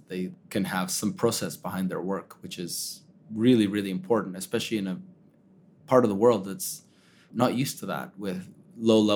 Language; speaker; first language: English; early bilingual, other home language; Spanish